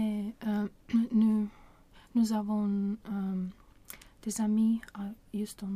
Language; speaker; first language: French; non-native, learner; Swedish